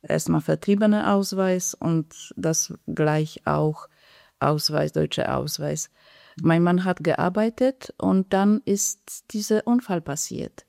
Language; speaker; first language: German; non-native, fluent; Polish